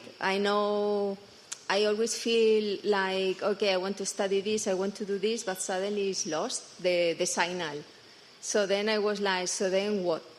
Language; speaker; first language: English; non-native, fluent; Spanish